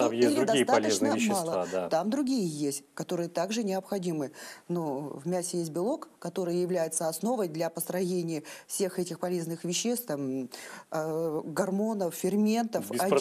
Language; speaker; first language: Russian; native; Russian